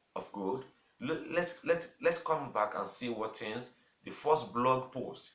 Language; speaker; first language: English; non-native, local second language; Yoruba